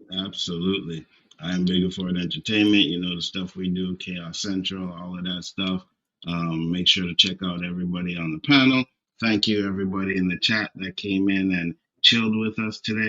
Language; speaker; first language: English; native; English